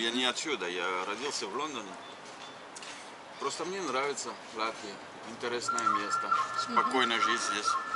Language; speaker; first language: Russian; non-native, learner; English